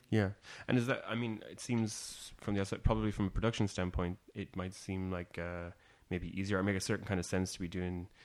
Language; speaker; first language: English; native; English